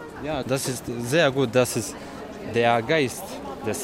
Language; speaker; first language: German; non-native, learner; Bosnian